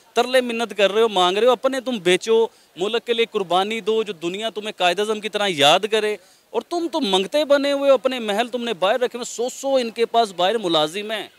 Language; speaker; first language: Urdu; non-native, local second language; Punjabi